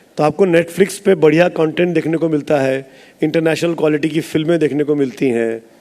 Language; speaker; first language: Hindi; native; Hindi